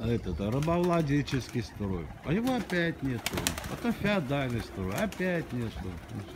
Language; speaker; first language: Russian; non-native, local second language; Armenian